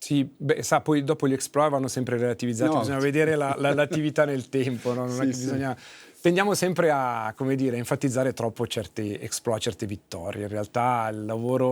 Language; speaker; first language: Italian; native; Italian